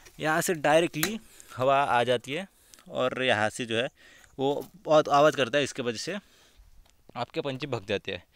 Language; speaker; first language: Hindi; non-native, local second language; Marathi